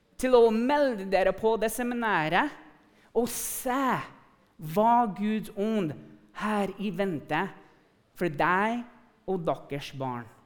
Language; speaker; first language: Norwegian; non-native, fluent; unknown